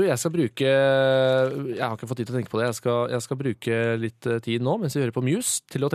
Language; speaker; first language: Norwegian; native; Norwegian